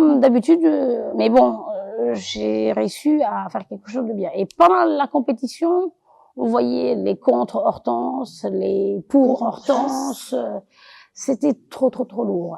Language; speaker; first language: French; non-native, local second language; Wolof